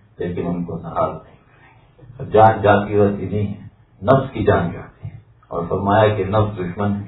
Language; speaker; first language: Urdu; native; Urdu